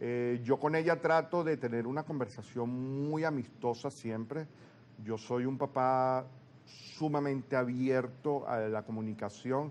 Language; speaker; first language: Spanish; native; Spanish